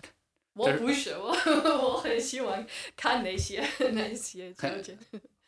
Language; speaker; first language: Chinese; non-native, fluent; English